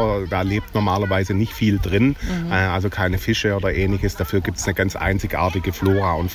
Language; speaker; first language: German; native; German